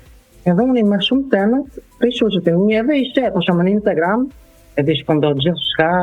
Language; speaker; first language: Albanian; non-native, learner; German